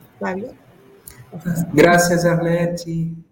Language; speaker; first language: Spanish; non-native, learner; Portuguese